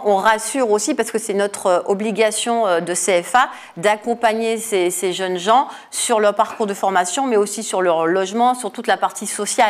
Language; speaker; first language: French; native; French